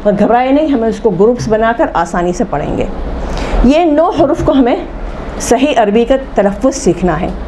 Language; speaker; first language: Urdu; native; Urdu